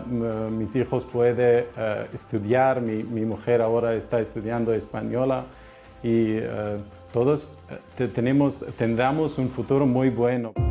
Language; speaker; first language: Spanish; non-native, learner; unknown